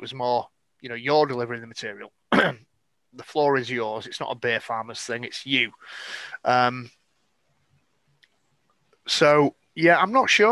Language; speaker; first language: English; native; English